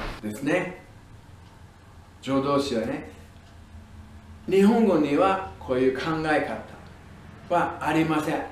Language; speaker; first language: Japanese; non-native, fluent; English